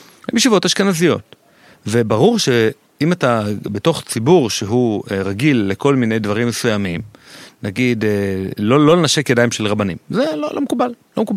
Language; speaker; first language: Hebrew; native; Hebrew